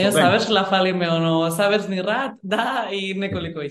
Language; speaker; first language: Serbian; early bilingual, heritage; Bosnian